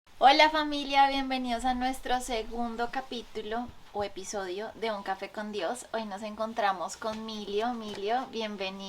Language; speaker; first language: Spanish; native; Spanish